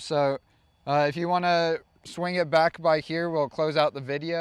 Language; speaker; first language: English; native; English